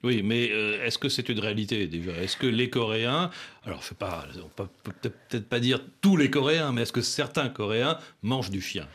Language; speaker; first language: French; native; French